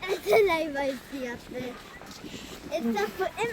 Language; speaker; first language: Armenian; early bilingual, heritage; Armenian